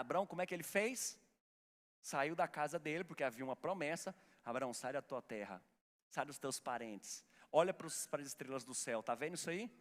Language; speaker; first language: Portuguese; native; Portuguese